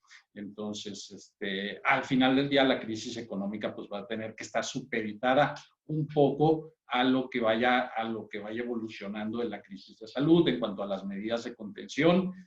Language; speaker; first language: Spanish; native; Spanish